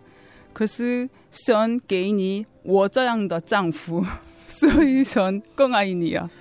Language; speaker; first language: Chinese; non-native, fluent; Korean